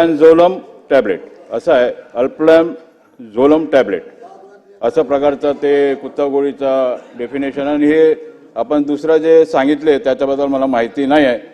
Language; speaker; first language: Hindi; non-native, local second language; Marathi